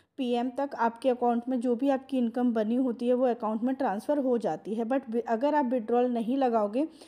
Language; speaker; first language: Hindi; non-native, local second language; Marathi